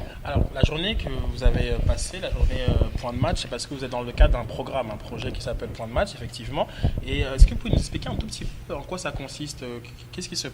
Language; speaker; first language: French; native; French